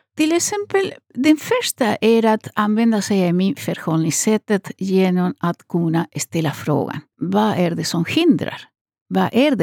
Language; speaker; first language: Swedish; non-native, fluent; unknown